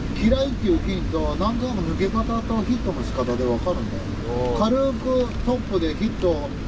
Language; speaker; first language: Japanese; native; Japanese